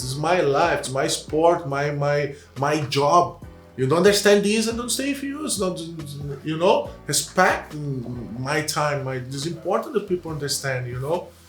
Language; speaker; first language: English; non-native, learner; Portuguese